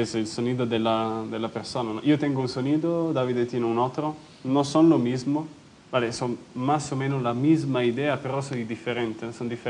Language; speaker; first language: Spanish; non-native, fluent; Italian